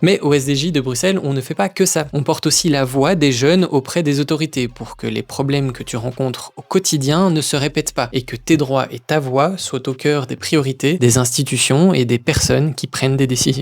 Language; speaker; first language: French; native; French